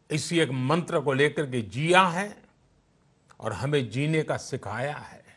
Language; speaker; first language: Hindi; non-native, local second language; Gujarati